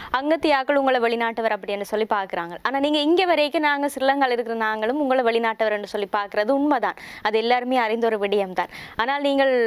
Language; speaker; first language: Tamil; native; Tamil